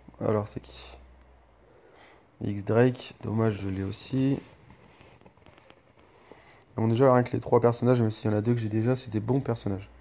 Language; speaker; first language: French; native; French